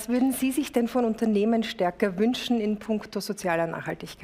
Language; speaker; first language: German; native; German